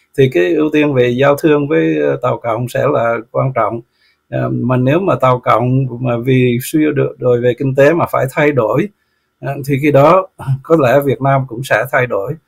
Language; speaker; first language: Vietnamese; native; Vietnamese